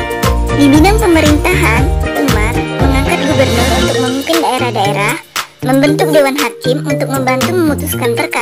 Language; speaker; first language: Indonesian; native; Indonesian